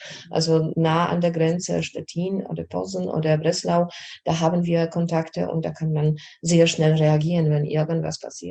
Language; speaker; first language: German; non-native, fluent; Polish